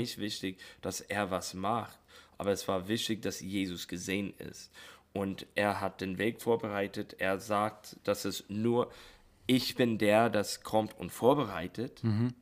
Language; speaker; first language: German; non-native, learner; English